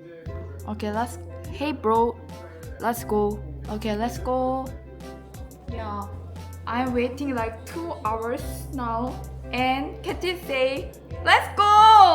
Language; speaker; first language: English; non-native, learner; Korean